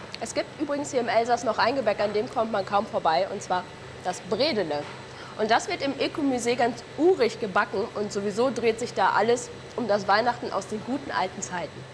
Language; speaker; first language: German; native; German